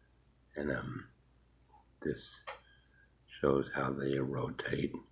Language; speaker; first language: English; native; English